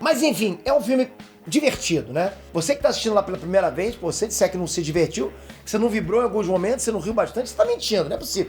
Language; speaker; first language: Portuguese; native; Portuguese